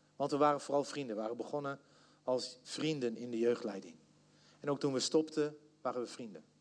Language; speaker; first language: Dutch; native; Dutch